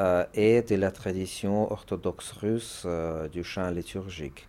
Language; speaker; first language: French; non-native, fluent; Russian